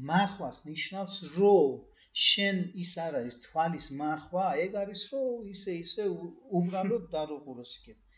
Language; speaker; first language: Georgian; early bilingual, heritage; Georgian